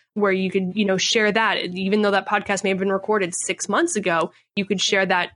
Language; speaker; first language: English; native; English